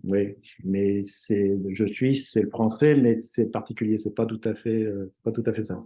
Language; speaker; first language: French; native; French